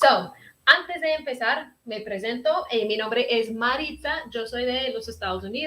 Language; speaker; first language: Spanish; early bilingual, heritage; Spanish